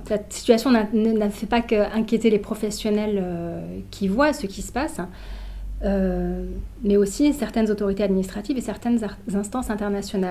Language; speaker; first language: French; native; French